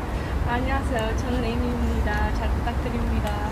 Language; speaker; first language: Korean; non-native, learner; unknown